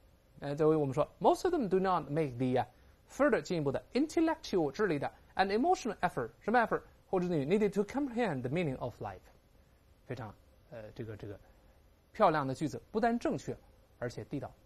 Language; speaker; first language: Chinese; native; Chinese